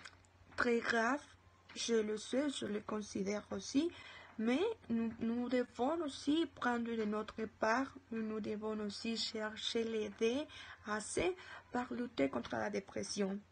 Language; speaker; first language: French; non-native, learner; Spanish